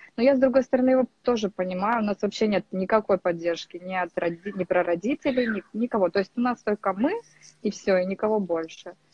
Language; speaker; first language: Russian; native; Russian